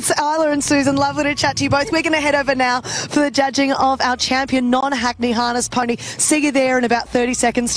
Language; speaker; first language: English; native; English